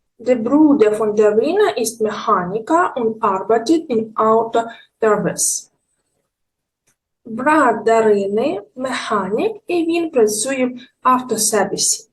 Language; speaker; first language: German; non-native, fluent; Ukrainian